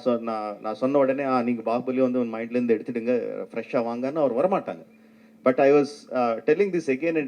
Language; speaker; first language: Tamil; non-native, local second language; Telugu